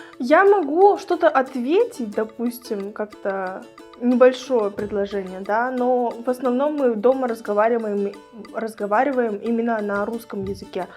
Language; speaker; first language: Russian; native; Russian